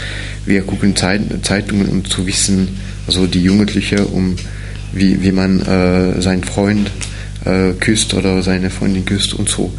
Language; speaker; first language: German; non-native, fluent; French